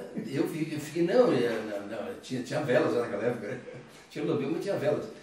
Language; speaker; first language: Portuguese; early bilingual, other home language; Italian